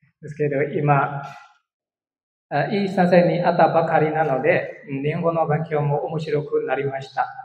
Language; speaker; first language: Japanese; non-native, learner; Burmese